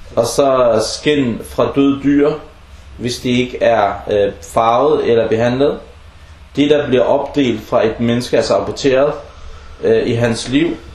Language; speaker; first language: Danish; early bilingual, other home language; Arabic